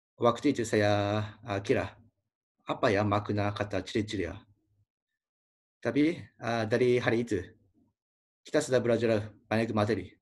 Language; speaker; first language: Indonesian; non-native, learner; Japanese